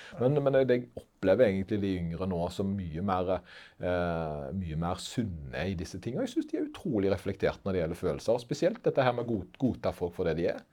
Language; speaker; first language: Norwegian; native; Norwegian